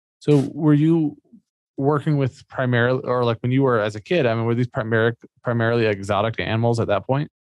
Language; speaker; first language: English; native; English